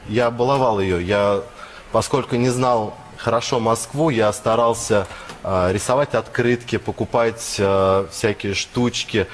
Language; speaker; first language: Russian; native; Russian